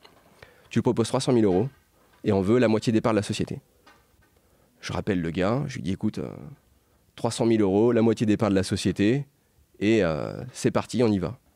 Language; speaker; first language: French; native; French